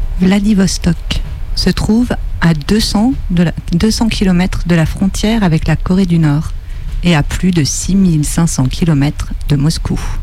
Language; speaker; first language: French; native; French